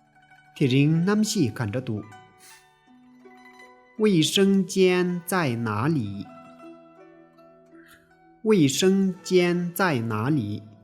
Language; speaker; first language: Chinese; non-native, fluent; Tibetan